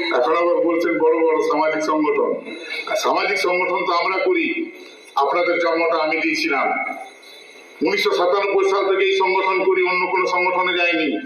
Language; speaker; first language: Bangla; non-native, local second language; Santali